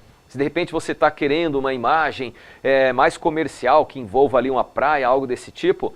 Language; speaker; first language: Portuguese; native; Portuguese